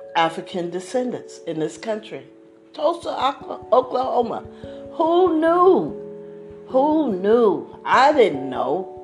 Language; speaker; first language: English; native; English